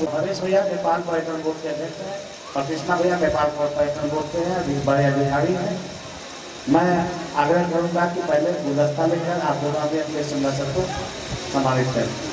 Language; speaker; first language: Hindi; native; Hindi